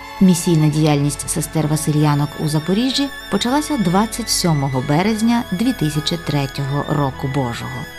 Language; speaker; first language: Ukrainian; native; Ukrainian